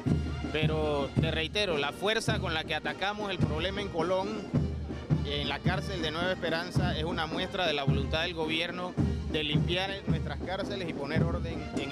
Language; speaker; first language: Spanish; native; Spanish